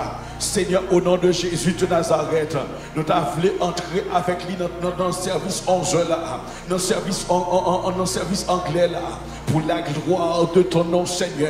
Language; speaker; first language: French; non-native, local second language; Haitian Creole